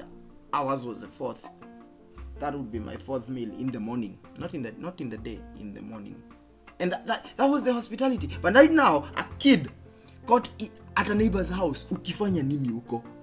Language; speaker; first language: English; non-native, local second language; Kikuyu